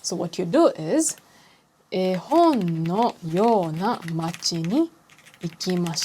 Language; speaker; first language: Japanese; non-native, fluent; English